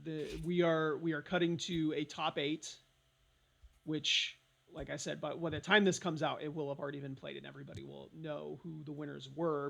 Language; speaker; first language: English; native; English